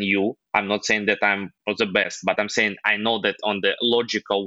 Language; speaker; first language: English; non-native, fluent; Ukrainian